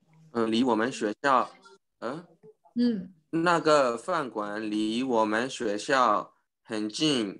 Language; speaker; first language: Chinese; non-native, learner; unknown